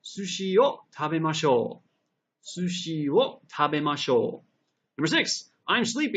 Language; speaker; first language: Japanese; non-native, fluent; English